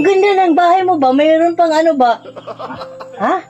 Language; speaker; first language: Filipino; non-native, local second language; Cebuano